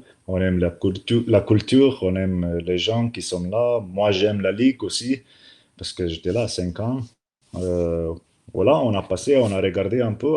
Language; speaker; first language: French; non-native, learner; Slovenian